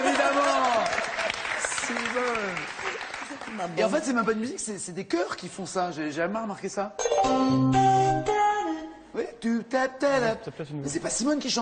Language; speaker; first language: French; native; French